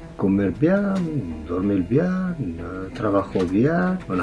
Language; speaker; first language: Spanish; non-native, learner; Arabic